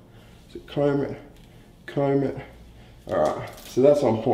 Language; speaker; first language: English; native; English